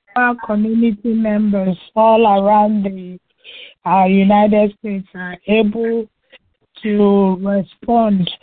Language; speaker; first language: English; non-native, local second language; Igbo